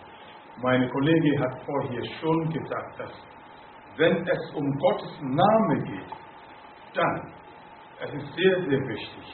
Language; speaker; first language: German; non-native, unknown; Akan